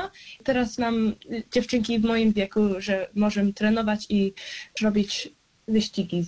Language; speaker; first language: Polish; early bilingual, heritage; Polish